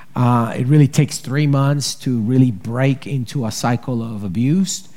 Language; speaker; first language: English; early bilingual, other home language; Spanish